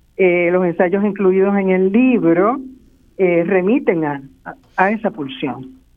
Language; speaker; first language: Spanish; native; Spanish